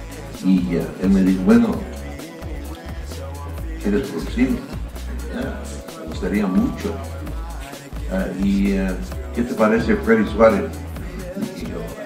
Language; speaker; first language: Spanish; early bilingual, other home language; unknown